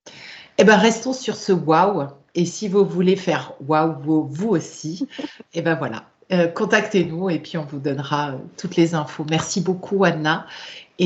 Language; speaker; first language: French; native; French